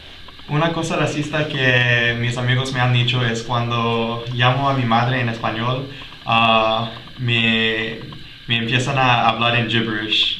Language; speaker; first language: Spanish; early bilingual, heritage; Spanish